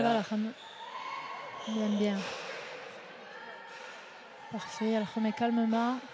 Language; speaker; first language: French; native; French